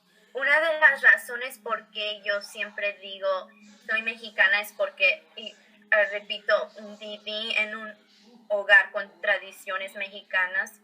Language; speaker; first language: Spanish; early bilingual, heritage; Spanish